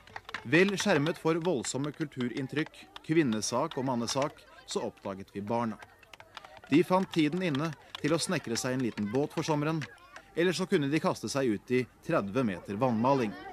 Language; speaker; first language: Norwegian; native; Norwegian